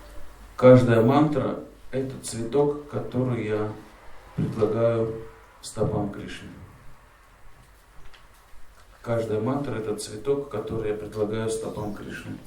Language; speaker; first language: Russian; native; Russian